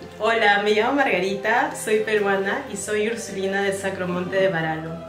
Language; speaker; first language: Spanish; native; Spanish